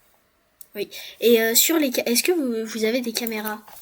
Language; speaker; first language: French; native; French